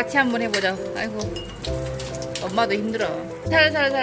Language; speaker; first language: Korean; native; Korean